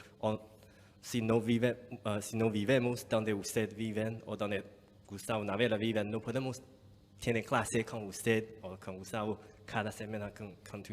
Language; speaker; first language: Spanish; non-native, fluent; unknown